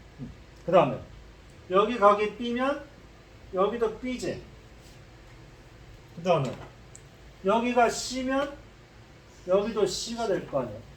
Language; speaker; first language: Korean; native; Korean